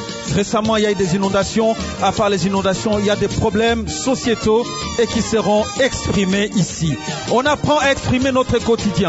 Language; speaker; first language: French; non-native, local second language; Lingala